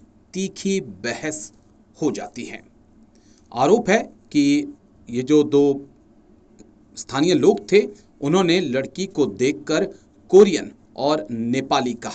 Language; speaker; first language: Hindi; native; Hindi